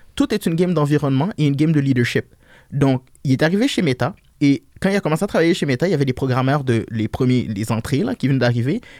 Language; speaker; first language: French; early bilingual, other home language; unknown